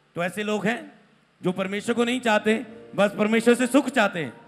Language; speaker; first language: Hindi; non-native, local second language; Punjabi